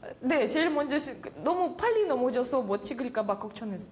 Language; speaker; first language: Korean; non-native, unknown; Russian